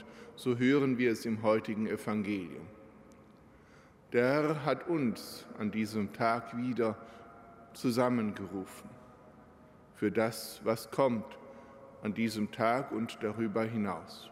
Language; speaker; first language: German; native; German